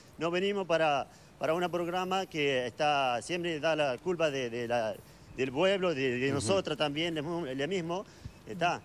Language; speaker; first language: Spanish; non-native, learner; Arabic